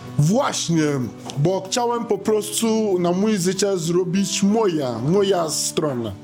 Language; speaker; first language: Polish; non-native, learner; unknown